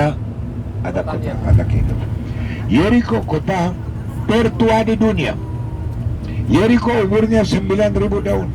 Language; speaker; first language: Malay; non-native, fluent; Hebrew